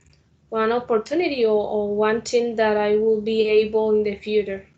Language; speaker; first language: English; non-native, learner; Spanish